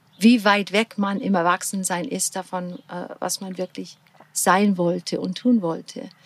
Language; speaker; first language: German; non-native, fluent; English